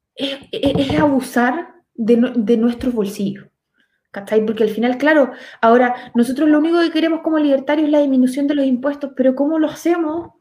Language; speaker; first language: Spanish; native; Spanish